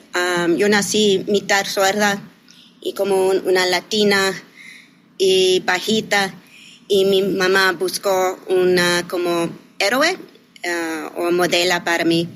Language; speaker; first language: Spanish; early bilingual, heritage; English